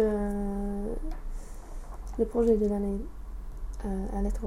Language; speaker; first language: French; non-native, fluent; English